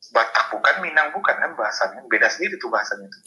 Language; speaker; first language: Indonesian; non-native, local second language; Minangkabau